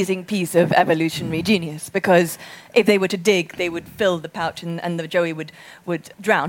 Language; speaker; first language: English; native; English